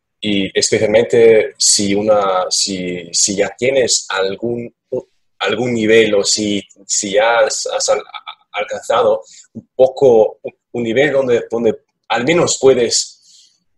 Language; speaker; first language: Spanish; non-native, learner; German